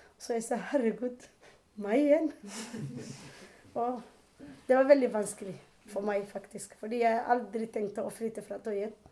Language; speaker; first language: Norwegian; non-native, learner; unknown